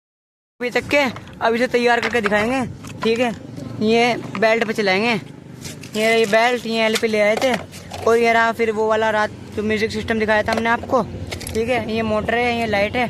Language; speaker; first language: Hindi; native; Hindi